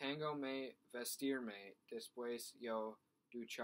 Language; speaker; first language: Spanish; non-native, learner; English